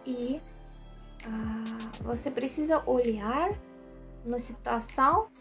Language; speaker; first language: Portuguese; non-native, learner; Russian